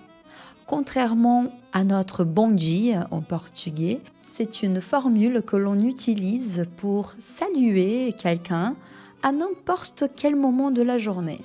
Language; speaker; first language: French; non-native, fluent; Portuguese